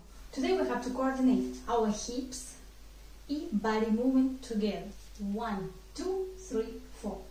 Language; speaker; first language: English; non-native, fluent; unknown